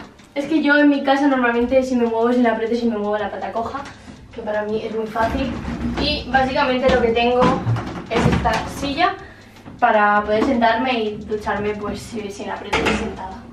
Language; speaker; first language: Spanish; native; Spanish